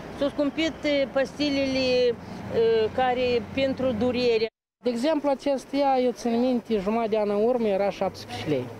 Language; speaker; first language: Romanian; native; Romanian